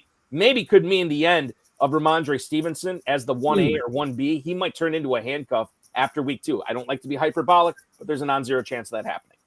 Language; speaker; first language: English; native; English